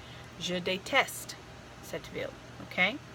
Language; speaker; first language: French; non-native, fluent; English